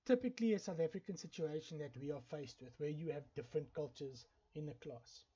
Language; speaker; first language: English; non-native, local second language; Afrikaans